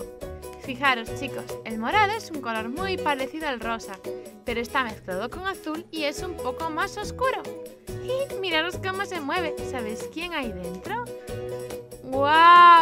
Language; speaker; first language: Spanish; native; Spanish